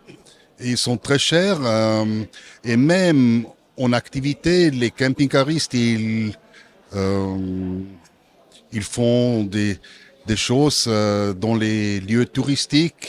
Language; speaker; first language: French; non-native, local second language; German